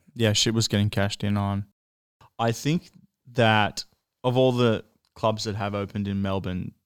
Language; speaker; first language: English; native; English